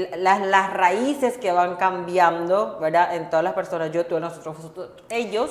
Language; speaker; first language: Spanish; non-native, fluent; Korean